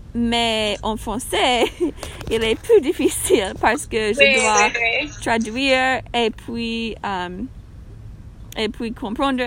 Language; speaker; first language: French; non-native, learner; English